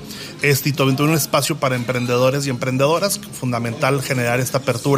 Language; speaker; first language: Spanish; native; Spanish